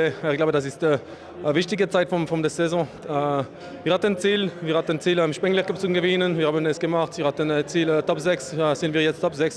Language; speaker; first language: German; non-native, learner; French